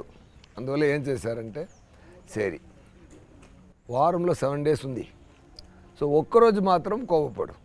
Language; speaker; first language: Telugu; non-native, learner; Tamil